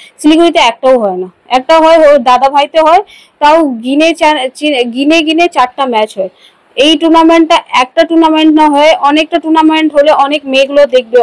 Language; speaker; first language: Bangla; non-native, local second language; Hindi